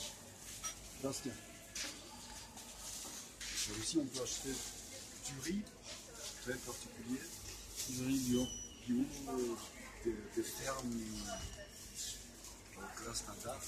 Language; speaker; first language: French; non-native, fluent; Russian